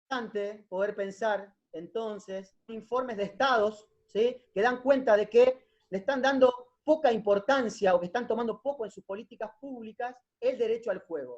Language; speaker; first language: Spanish; native; Spanish